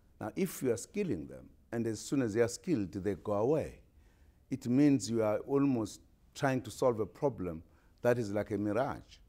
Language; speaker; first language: English; non-native, local second language; Zulu